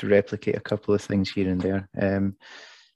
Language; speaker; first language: English; native; English